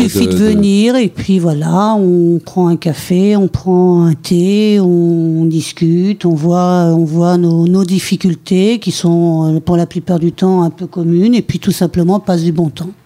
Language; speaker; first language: French; native; French